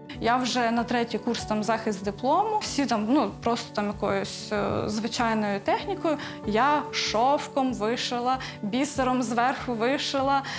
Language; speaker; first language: Ukrainian; native; Ukrainian